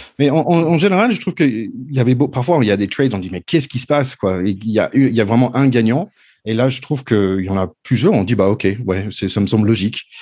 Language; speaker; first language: French; non-native, fluent; English